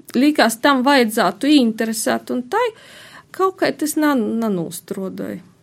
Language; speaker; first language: Latvian; native; Latvian